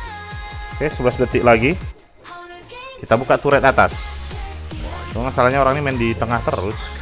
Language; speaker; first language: Indonesian; native; Indonesian